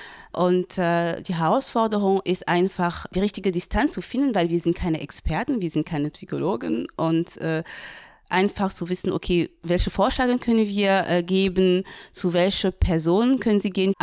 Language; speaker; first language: German; non-native, fluent; French